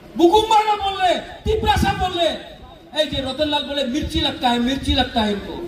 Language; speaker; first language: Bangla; non-native, local second language; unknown